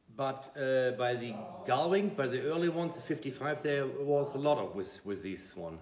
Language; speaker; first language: English; non-native, fluent; German